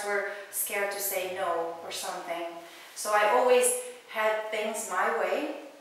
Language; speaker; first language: English; non-native, fluent; Hungarian